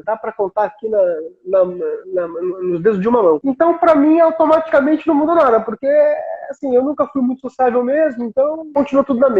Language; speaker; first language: Portuguese; native; Portuguese